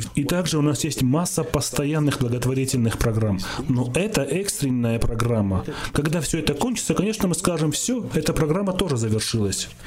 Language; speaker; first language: Russian; non-native, local second language; Armenian